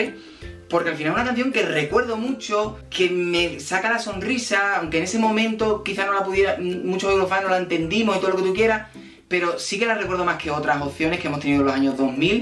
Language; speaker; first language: Spanish; native; Spanish